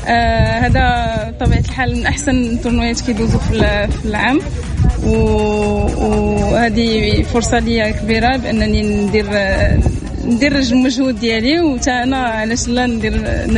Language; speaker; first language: Arabic; native; Arabic